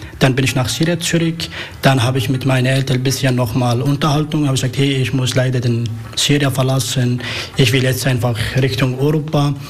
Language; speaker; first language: German; non-native, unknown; Arabic